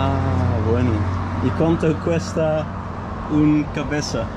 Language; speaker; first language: Spanish; non-native, learner; Dutch